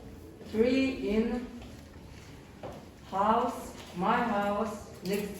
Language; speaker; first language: English; non-native, learner; Mongolian